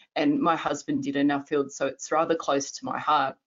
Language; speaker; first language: English; native; English